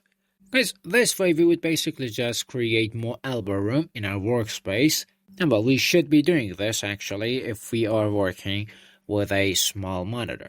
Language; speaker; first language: English; non-native, fluent; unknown